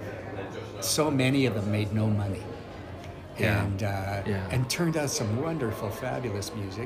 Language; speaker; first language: English; native; English